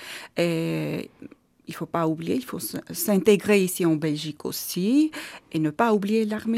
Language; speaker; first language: French; non-native, learner; Armenian